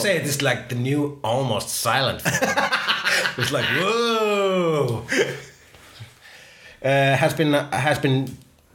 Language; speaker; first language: English; non-native, fluent; Icelandic